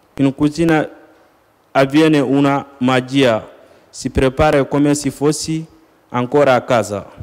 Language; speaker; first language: Italian; non-native, learner; Wolof